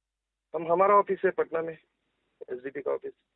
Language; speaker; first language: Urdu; non-native, local second language; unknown